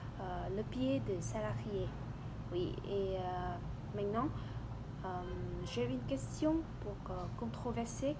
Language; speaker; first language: French; non-native, learner; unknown